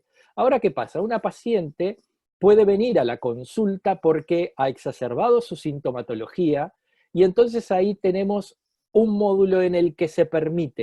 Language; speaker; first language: Spanish; native; Spanish